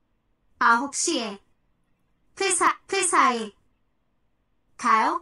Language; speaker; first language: Korean; non-native, learner; Japanese